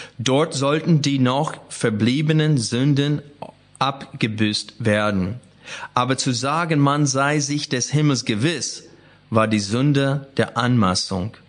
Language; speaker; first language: German; non-native, fluent; English